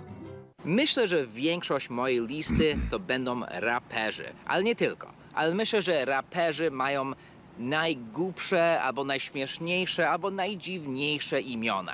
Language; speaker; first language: Polish; non-native, fluent; English